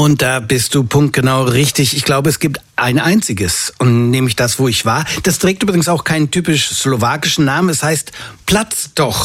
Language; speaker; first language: German; native; German